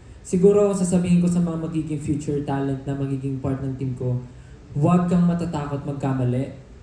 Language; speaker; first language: Filipino; native; Filipino